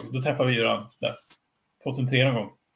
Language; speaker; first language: Swedish; native; Swedish